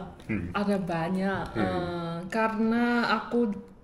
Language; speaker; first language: Indonesian; non-native, fluent; Chinese